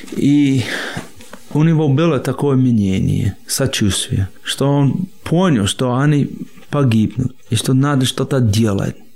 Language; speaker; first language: Russian; non-native, fluent; English